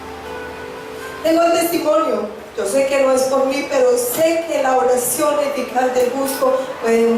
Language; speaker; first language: Spanish; native; Spanish